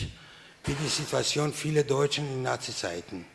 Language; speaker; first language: German; non-native, fluent; Persian